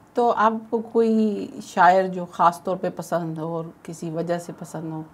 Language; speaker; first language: Urdu; native; Urdu